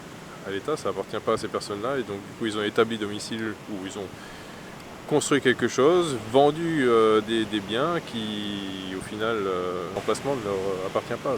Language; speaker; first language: French; native; French